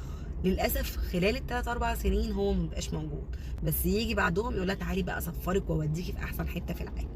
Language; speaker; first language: Arabic; native; Arabic